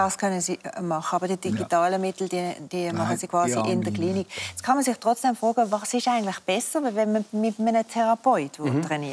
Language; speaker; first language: German; native; German